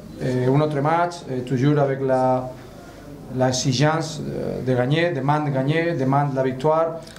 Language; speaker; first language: French; non-native, fluent; Spanish